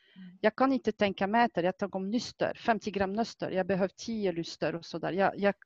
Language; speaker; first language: Swedish; non-native, fluent; French